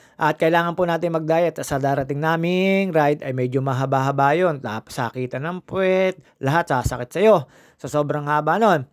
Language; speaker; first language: Filipino; native; Filipino